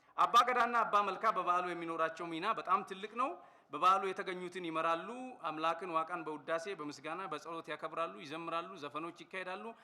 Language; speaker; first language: Amharic; non-native, local second language; Oromo